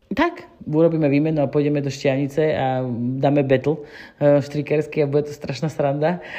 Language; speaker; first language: Slovak; native; Slovak